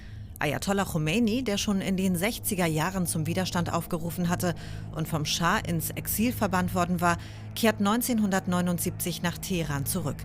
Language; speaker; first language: German; native; German